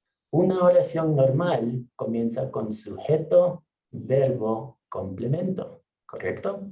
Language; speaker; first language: Spanish; non-native, fluent; English